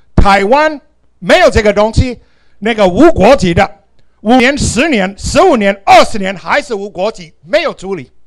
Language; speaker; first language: Chinese; non-native, fluent; English